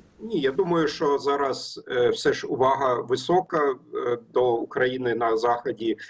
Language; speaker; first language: Ukrainian; non-native, learner; German